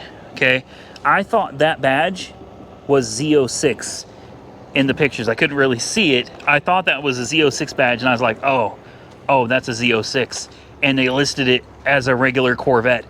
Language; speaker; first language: English; native; English